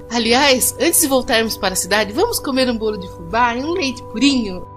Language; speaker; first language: Portuguese; native; Portuguese